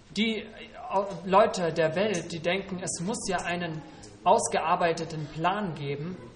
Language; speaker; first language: German; native; German